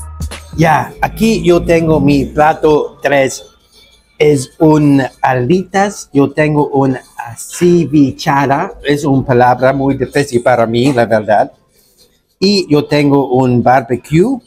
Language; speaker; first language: Spanish; non-native, learner; English